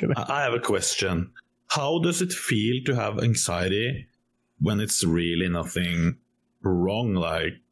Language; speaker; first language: English; non-native, fluent; Norwegian